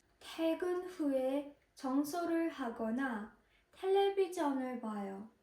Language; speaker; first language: Korean; non-native, fluent; Ukrainian